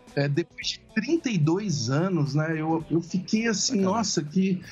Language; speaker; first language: Portuguese; native; Portuguese